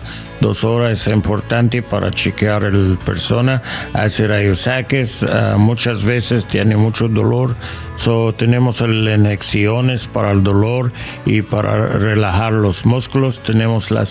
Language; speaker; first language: Spanish; non-native, learner; English